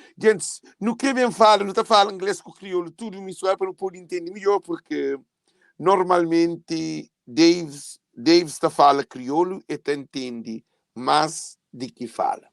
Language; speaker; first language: Portuguese; non-native, local second language; Kabuverdianu